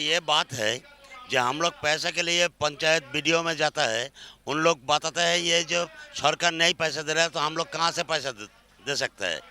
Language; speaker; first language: Hindi; non-native, local second language; Bangla